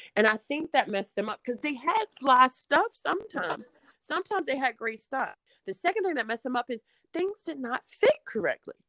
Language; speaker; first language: English; native; English